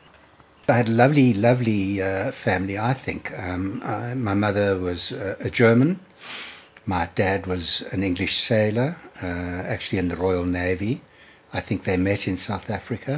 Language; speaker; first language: English; native; English